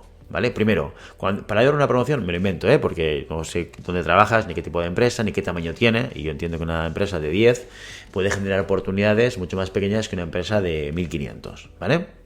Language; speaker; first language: Spanish; native; Spanish